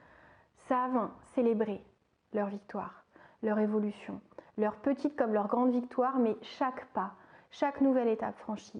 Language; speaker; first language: French; native; French